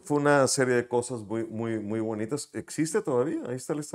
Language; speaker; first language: Spanish; native; Spanish